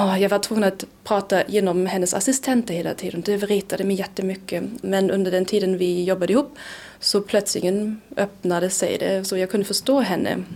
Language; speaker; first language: Swedish; non-native, fluent; German